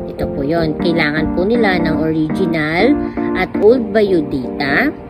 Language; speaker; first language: Filipino; native; Filipino